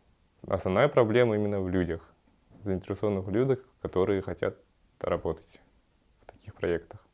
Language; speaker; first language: Russian; early bilingual, other home language; Kyrgyz